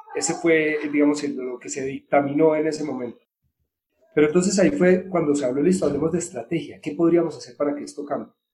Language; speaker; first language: Spanish; native; Spanish